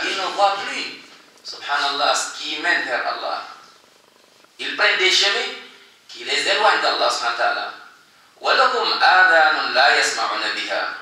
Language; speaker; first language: French; non-native, local second language; Wolof